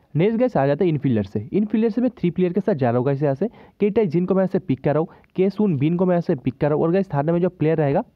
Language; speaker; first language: Hindi; native; Hindi